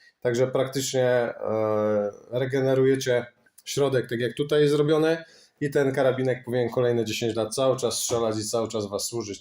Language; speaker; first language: Polish; native; Polish